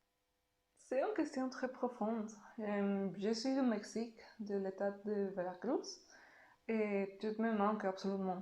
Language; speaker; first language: French; non-native, learner; Spanish